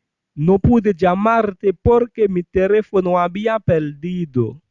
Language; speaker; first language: Spanish; non-native, fluent; Haitian Creole